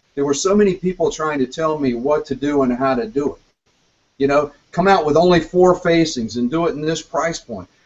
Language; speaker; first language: English; native; English